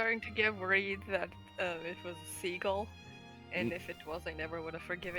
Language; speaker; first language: English; native; English